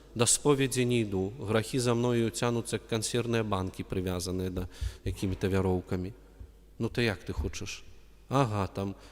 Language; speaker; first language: Belarusian; non-native, local second language; Russian